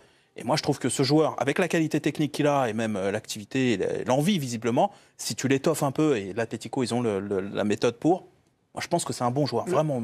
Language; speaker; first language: French; native; French